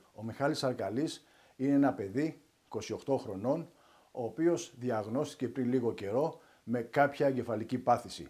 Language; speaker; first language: Greek; native; Greek